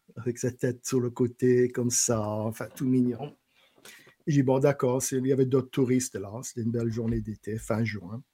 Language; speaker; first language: French; non-native, fluent; English